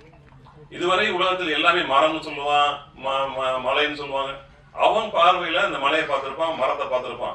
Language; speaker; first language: Tamil; native; Tamil